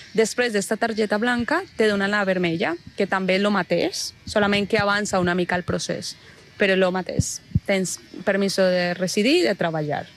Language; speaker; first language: Catalan; non-native, learner; Spanish